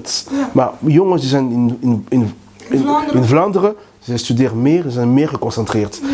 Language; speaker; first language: Dutch; non-native, learner; Lingala